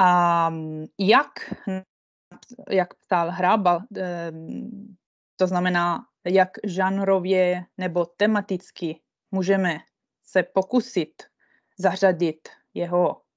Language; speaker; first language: Czech; non-native, fluent; Italian